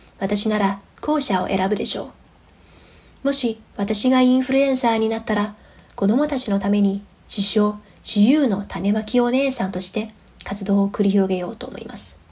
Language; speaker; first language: Japanese; non-native, fluent; Chinese